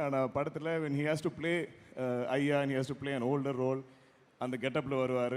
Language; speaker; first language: Tamil; non-native, local second language; Malayalam